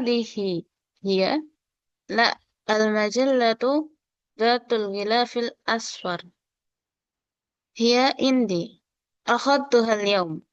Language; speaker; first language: Arabic; non-native, fluent; Indonesian